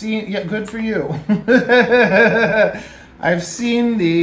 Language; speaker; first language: English; native; English